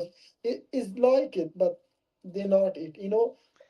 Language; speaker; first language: English; non-native, learner; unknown